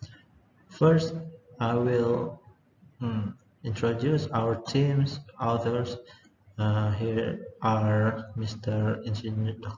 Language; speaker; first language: English; non-native, learner; Indonesian